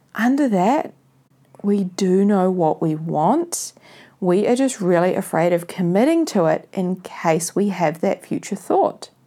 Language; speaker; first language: English; native; English